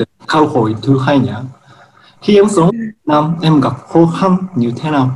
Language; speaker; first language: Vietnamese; non-native, learner; Japanese